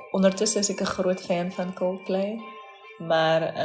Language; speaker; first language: Dutch; non-native, fluent; Afrikaans